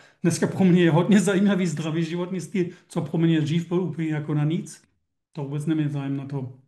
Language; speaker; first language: Czech; non-native, learner; German